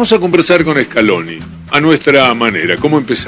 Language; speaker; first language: Spanish; native; Spanish